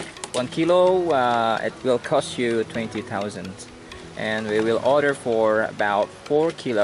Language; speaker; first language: English; non-native, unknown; Indonesian